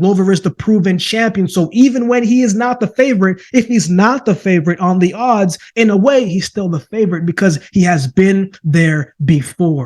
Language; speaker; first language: English; native; English